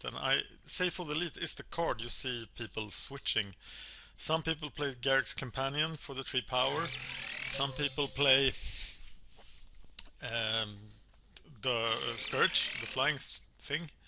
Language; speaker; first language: English; non-native, fluent; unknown